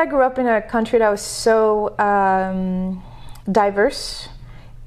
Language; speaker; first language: English; non-native, fluent; French